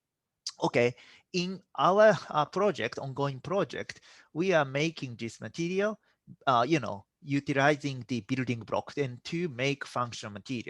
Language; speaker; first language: English; non-native, fluent; Japanese